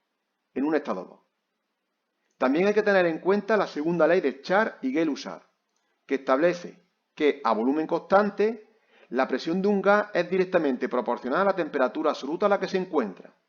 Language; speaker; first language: Spanish; native; Spanish